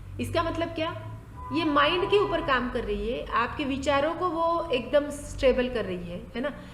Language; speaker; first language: Hindi; non-native, local second language; Marathi